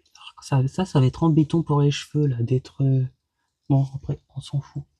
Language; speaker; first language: French; native; French